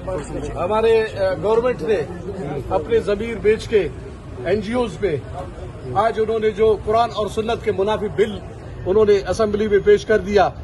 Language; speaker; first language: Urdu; non-native, local second language; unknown